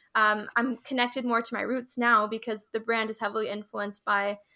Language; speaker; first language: English; early bilingual, other home language; Hindi